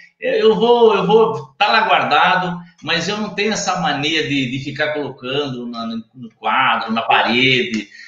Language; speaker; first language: Portuguese; native; Portuguese